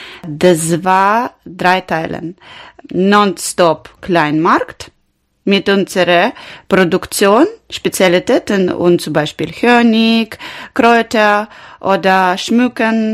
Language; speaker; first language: German; non-native, learner; Ukrainian